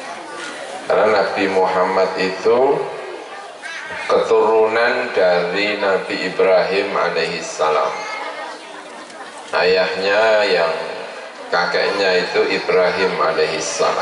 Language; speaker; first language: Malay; non-native, local second language; Javanese